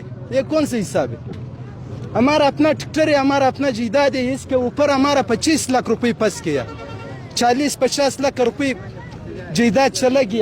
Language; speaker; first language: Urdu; non-native, learner; Pashto